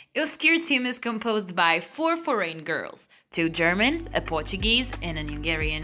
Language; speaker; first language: English; non-native, fluent; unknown